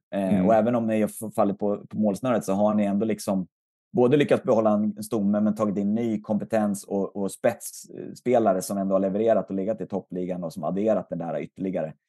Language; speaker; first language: Swedish; native; Swedish